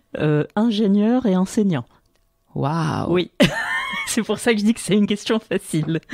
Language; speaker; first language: French; non-native, local second language; Arabic